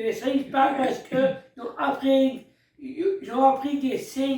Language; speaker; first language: French; native; French